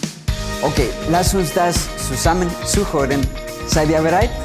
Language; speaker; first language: German; non-native, fluent; Spanish